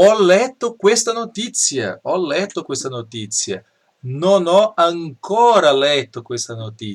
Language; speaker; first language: Italian; non-native, fluent; Portuguese